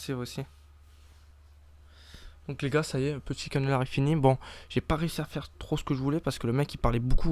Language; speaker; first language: French; native; French